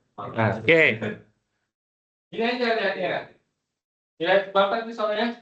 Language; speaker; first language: Indonesian; native; Indonesian